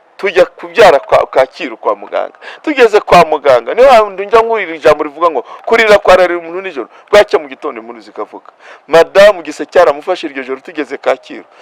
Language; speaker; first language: Kinyarwanda; non-native, local second language; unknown